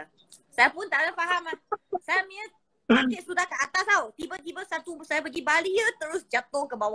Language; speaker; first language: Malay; non-native, local second language; Chinese